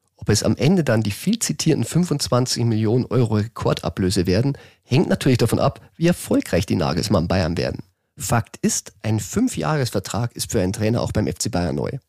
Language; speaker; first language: German; native; German